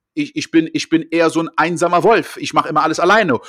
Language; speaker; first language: German; early bilingual, other home language; French